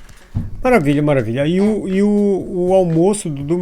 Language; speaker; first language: Portuguese; native; Portuguese